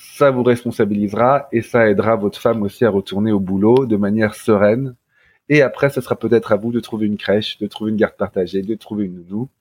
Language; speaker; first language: French; native; French